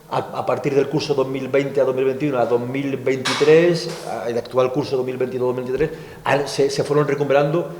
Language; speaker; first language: Spanish; native; Spanish